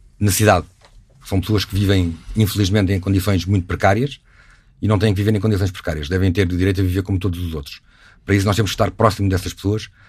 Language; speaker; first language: Portuguese; native; Portuguese